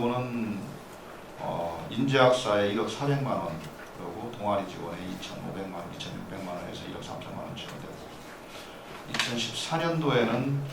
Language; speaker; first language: Korean; native; Korean